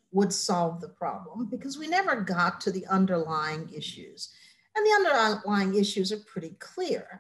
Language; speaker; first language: English; native; English